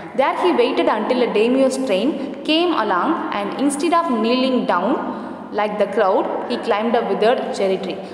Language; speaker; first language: English; non-native, local second language; Tamil